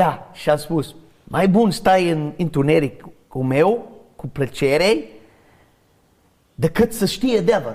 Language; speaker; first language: Romanian; non-native, learner; English